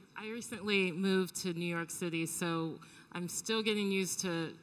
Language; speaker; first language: English; native; English